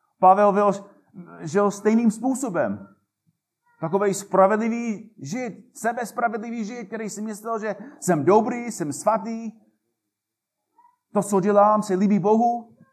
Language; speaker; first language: Czech; non-native, fluent; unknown